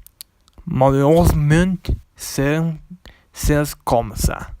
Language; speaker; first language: French; non-native, learner; Spanish